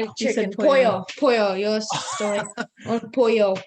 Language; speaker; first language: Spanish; non-native, learner; English